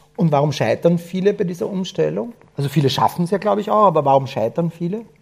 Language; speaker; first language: German; native; German